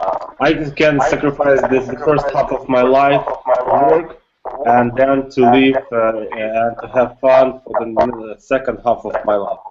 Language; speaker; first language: English; non-native, learner; Russian